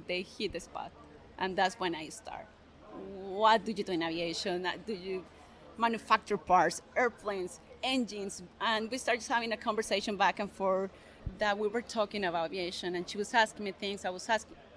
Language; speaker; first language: English; non-native, fluent; Spanish